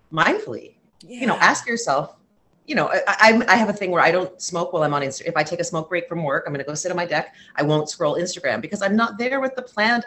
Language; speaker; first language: English; native; English